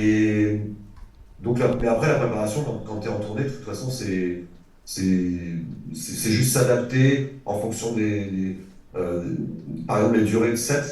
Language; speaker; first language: French; native; French